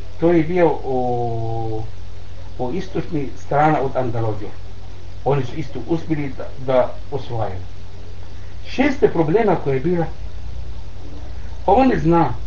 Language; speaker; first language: Bosnian; non-native, learner; Arabic